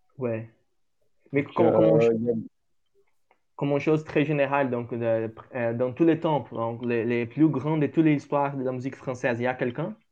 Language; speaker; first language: French; non-native, learner; Portuguese